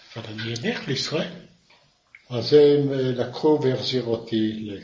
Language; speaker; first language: Hebrew; non-native, fluent; Yiddish